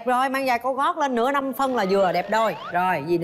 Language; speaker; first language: Vietnamese; native; Vietnamese